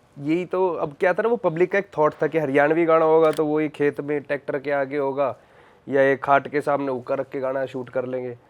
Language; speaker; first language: Hindi; native; Hindi